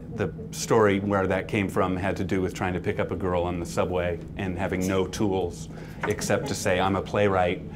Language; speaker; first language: English; native; English